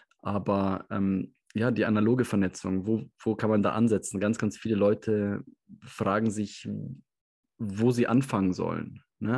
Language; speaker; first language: German; native; German